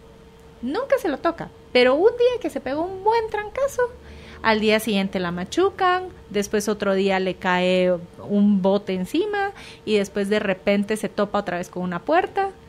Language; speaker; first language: Spanish; native; Spanish